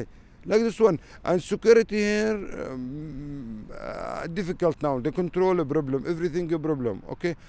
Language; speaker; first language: English; non-native, learner; Arabic